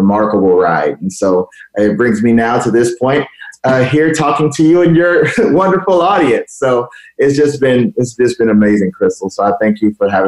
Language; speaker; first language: English; native; English